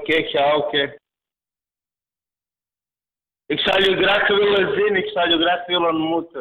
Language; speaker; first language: Dutch; non-native, fluent; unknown